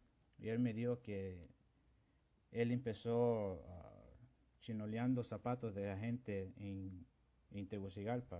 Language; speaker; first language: Spanish; non-native, local second language; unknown